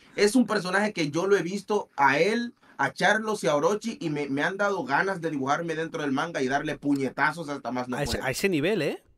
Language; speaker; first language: Spanish; native; Spanish